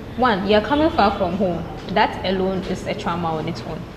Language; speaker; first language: English; non-native, local second language; Akan